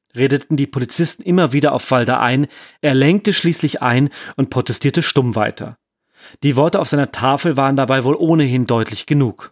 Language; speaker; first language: German; native; German